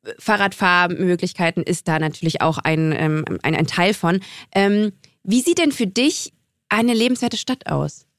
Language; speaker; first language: German; native; German